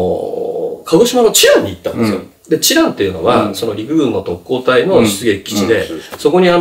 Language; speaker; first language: Japanese; native; Japanese